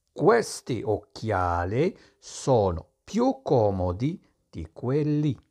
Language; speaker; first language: Italian; non-native, fluent; Arabic